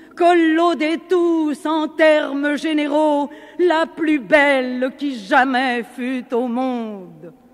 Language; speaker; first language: French; native; French